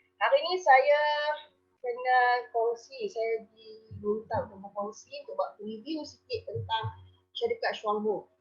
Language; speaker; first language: Malay; native; Malay